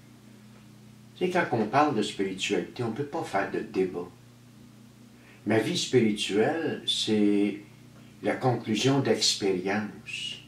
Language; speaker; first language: French; native; French